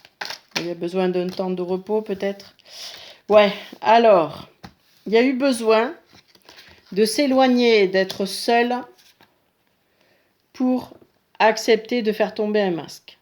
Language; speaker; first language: French; native; French